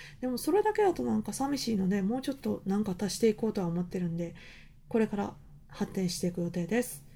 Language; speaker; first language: Japanese; native; Japanese